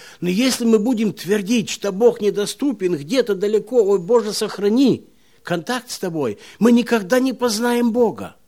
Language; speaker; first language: Russian; non-native, local second language; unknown